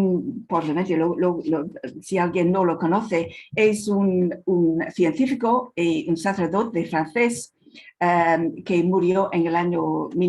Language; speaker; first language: Spanish; non-native, fluent; English